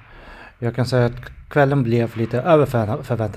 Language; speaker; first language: Swedish; non-native, fluent; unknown